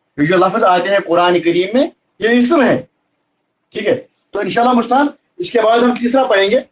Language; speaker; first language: Urdu; non-native, local second language; Kashmiri